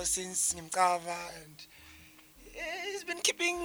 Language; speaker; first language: English; non-native, local second language; Zulu